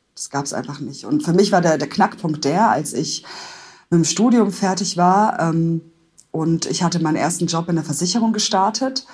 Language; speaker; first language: German; native; German